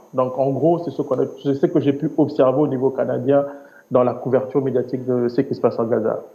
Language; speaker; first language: French; native; French